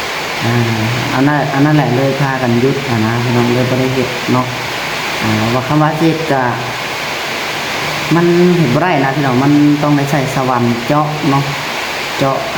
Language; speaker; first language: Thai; non-native, local second language; Lao